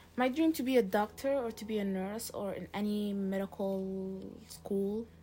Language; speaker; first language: English; early bilingual, other home language; Arabic